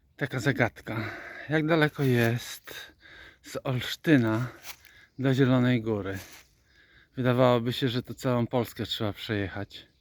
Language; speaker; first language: Polish; native; Polish